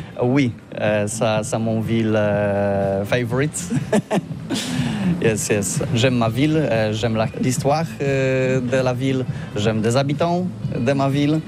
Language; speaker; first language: French; non-native, learner; Polish